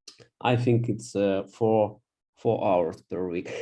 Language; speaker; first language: English; non-native, learner; Russian